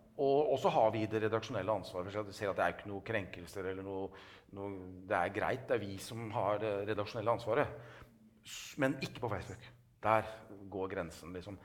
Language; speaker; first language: Norwegian; native; Norwegian